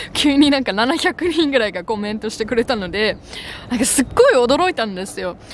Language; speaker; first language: Japanese; non-native, fluent; German